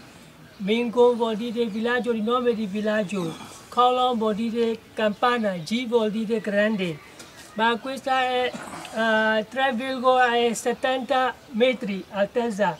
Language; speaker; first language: Italian; non-native, learner; Burmese